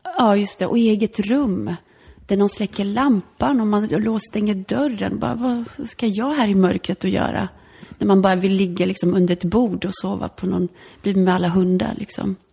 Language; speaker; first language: Swedish; early bilingual, other home language; Polish